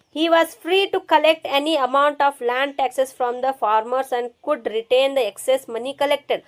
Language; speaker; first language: English; non-native, local second language; Kannada